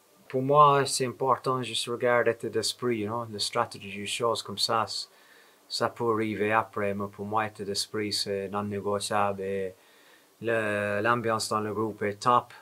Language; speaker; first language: French; non-native, fluent; English